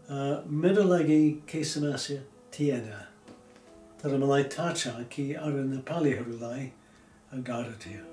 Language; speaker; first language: Nepali; non-native, fluent; English